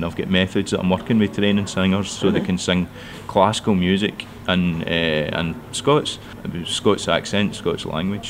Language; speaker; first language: English; non-native, local second language; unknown